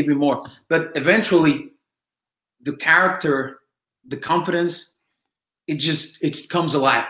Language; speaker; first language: English; non-native, fluent; Spanish